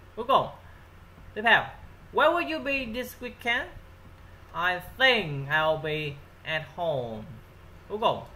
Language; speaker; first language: English; non-native, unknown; Vietnamese